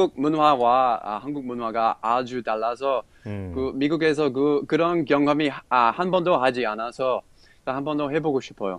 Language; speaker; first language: Korean; non-native, fluent; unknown